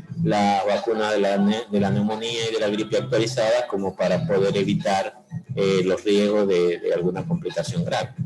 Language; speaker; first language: Spanish; native; Spanish